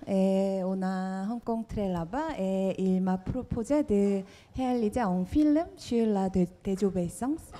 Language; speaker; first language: French; non-native, fluent; Korean